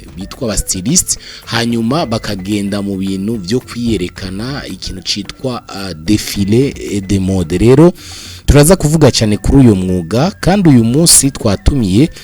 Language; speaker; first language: Rundi; native; Rundi